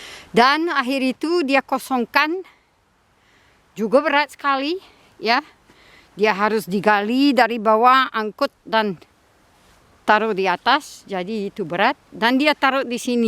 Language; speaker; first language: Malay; non-native, fluent; Dutch